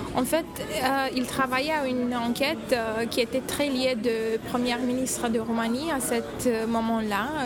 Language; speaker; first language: French; non-native, learner; Romanian